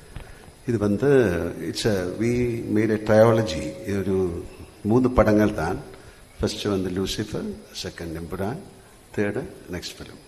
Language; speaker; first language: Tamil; non-native, learner; Malayalam